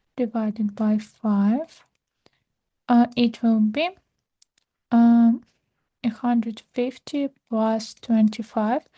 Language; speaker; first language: English; non-native, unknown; Ukrainian